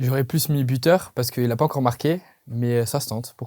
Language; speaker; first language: French; native; French